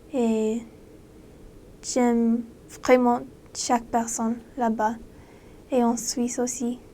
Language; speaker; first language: French; non-native, learner; English